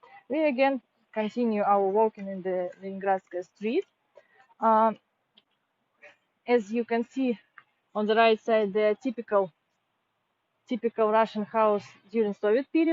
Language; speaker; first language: English; non-native, fluent; Russian